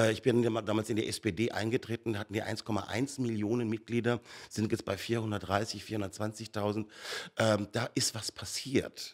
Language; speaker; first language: German; native; German